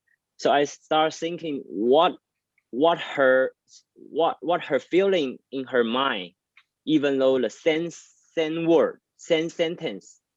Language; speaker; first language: English; non-native, learner; Chinese